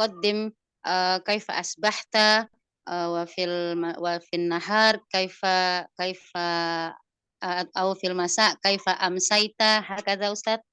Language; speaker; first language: Arabic; non-native, learner; Indonesian